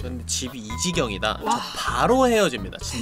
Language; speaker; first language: Korean; native; Korean